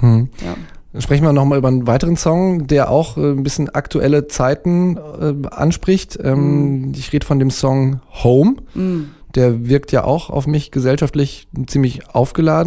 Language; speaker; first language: German; native; German